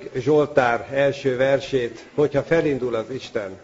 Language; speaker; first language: Hungarian; native; Hungarian